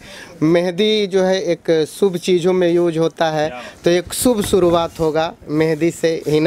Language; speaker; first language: Hindi; native; Hindi